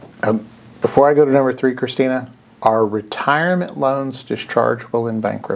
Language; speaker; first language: English; native; English